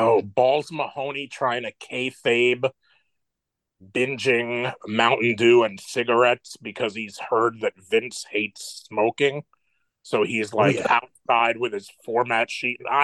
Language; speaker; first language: English; native; English